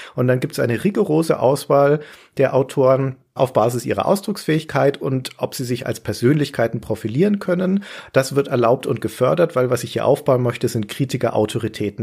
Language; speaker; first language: German; native; German